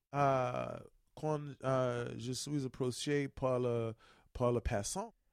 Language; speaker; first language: French; non-native, learner; English